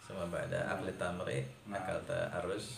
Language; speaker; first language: Arabic; non-native, fluent; Indonesian